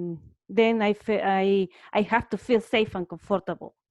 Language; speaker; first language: English; non-native, learner; Spanish